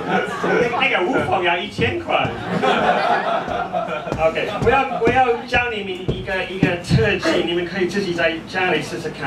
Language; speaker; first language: Chinese; non-native, fluent; English